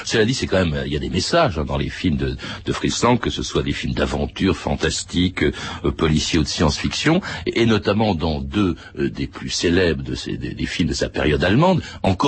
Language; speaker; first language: French; native; French